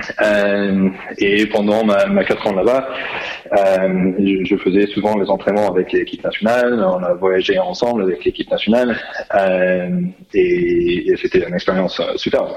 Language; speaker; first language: French; non-native, fluent; English